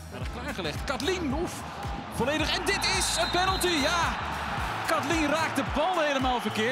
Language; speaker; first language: Dutch; native; Dutch